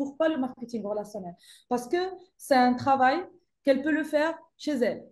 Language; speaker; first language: French; non-native, local second language; Arabic